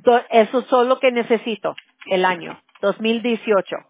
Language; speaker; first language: Spanish; early bilingual, heritage; Spanish